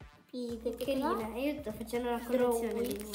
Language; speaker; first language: Italian; native; Italian